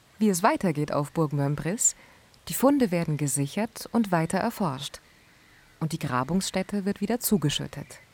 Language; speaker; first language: German; native; German